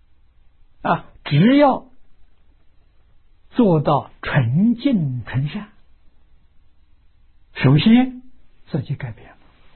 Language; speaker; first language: Chinese; native; Chinese